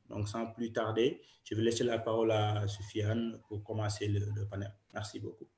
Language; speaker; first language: French; non-native, local second language; Wolof